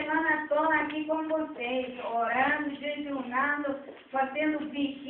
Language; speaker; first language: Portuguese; non-native, learner; Spanish